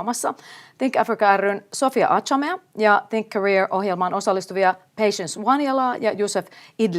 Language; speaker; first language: Finnish; native; Finnish